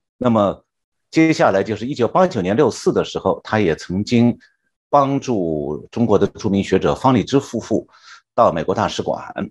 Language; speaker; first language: Chinese; native; Chinese